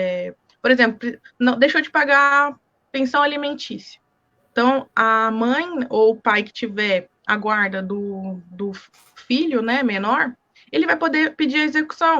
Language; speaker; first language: Portuguese; native; Portuguese